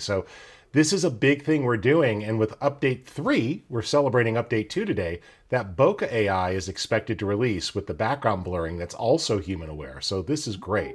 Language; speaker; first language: English; native; English